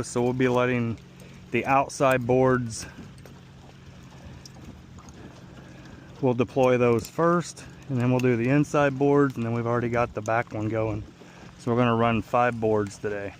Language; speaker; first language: English; native; English